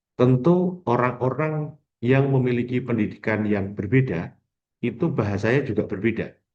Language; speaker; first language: Indonesian; non-native, local second language; Javanese